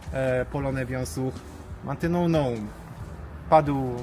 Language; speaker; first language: French; non-native, fluent; Polish